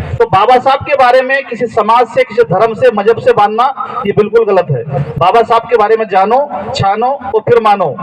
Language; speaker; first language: Hindi; native; Hindi